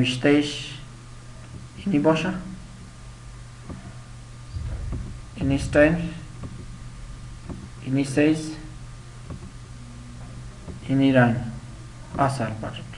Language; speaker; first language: Persian; non-native, local second language; Pashto